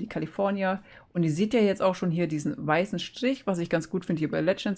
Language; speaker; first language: German; native; German